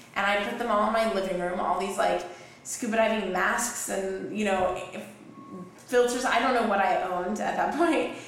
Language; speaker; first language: English; native; English